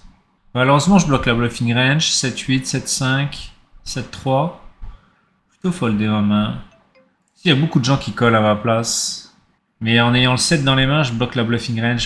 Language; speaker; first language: French; native; French